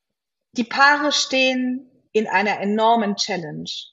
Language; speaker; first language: German; native; German